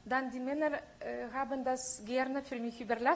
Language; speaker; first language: German; non-native, fluent; Lithuanian